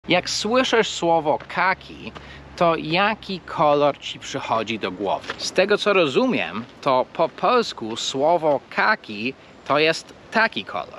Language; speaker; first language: Polish; non-native, fluent; English